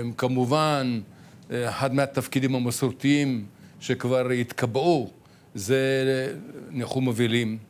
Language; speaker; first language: Hebrew; early bilingual, other home language; Arabic